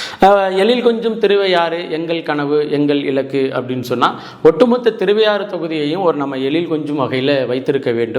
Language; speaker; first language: Tamil; native; Tamil